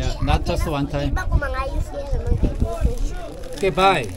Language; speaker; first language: English; non-native, learner; Korean